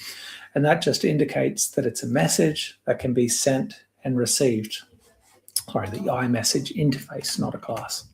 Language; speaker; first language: English; native; English